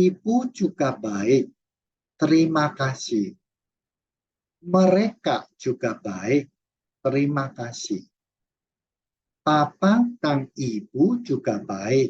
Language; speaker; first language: Indonesian; non-native, fluent; Chinese